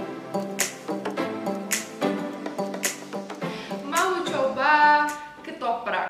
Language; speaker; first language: Indonesian; non-native, fluent; Romanian